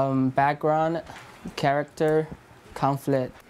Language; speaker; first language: English; non-native, learner; Chinese